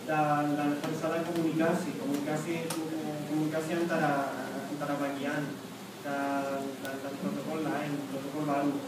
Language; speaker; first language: Indonesian; non-native, fluent; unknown